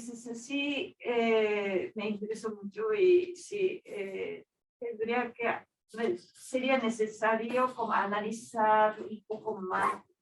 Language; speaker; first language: Spanish; non-native, fluent; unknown